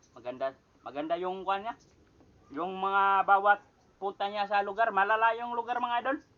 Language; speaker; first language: Filipino; non-native, local second language; Cebuano